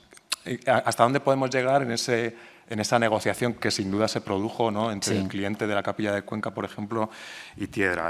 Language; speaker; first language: Spanish; native; Spanish